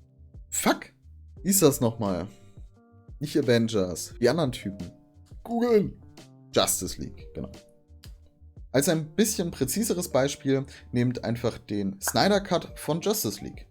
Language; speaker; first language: German; native; German